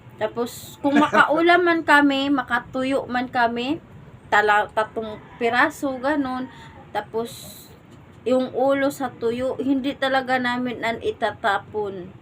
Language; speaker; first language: Filipino; non-native, local second language; Cebuano